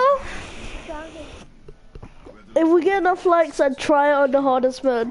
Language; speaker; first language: English; native; English